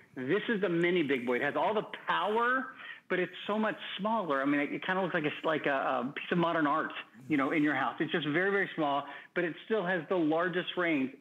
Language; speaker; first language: English; native; English